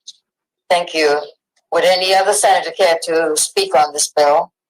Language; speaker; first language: English; native; English